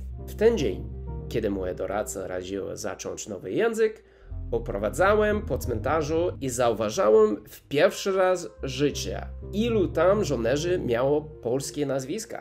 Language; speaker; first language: Polish; non-native, learner; English